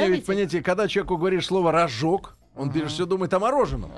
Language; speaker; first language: Russian; native; Russian